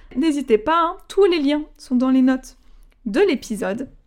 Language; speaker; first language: French; native; French